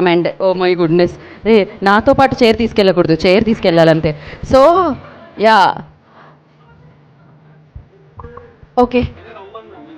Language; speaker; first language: Telugu; native; Telugu